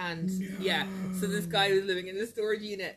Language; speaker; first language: English; native; English